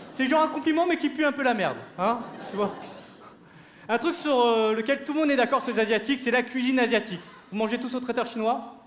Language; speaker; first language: French; early bilingual, other home language; Vietnamese